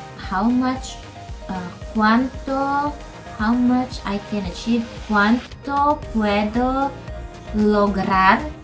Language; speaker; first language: Spanish; non-native, learner; Filipino